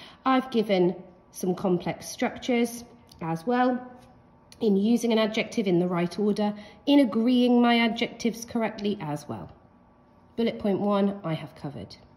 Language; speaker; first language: English; native; English